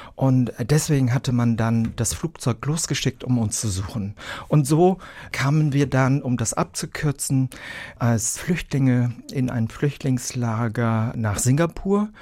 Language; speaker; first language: German; early bilingual, other home language; Vietnamese